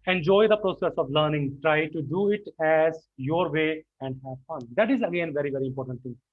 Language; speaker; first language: English; non-native, local second language; Punjabi